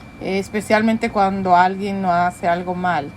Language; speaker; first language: Spanish; early bilingual, heritage; Spanish